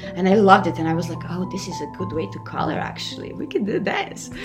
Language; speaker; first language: English; non-native, fluent; Serbian